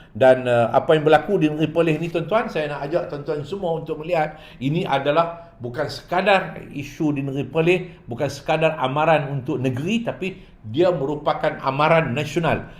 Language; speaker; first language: Malay; native; Malay